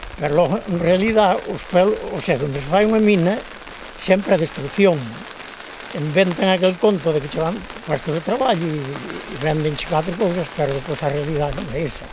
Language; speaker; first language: Galician; native; Galician